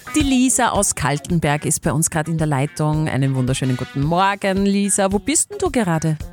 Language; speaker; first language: German; native; German